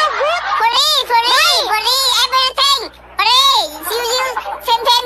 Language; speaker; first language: English; non-native, learner; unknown